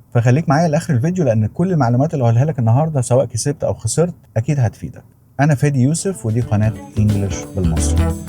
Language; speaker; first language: Arabic; native; Arabic